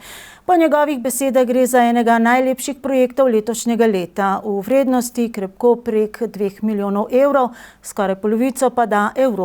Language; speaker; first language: Slovenian; native; Slovenian